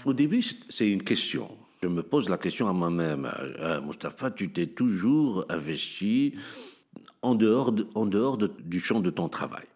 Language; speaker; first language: French; non-native, local second language; Arabic